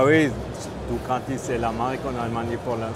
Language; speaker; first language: French; non-native, fluent; German